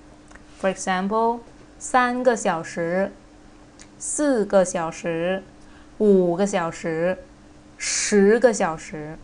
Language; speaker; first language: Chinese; non-native, fluent; Thai